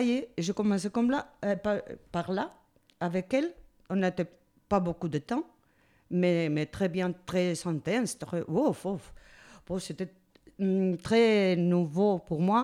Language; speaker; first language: French; non-native, fluent; Spanish